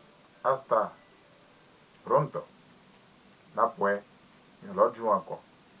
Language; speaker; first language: Spanish; non-native, learner; Haitian Creole